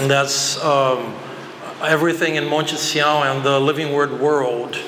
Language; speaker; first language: English; non-native, fluent; Portuguese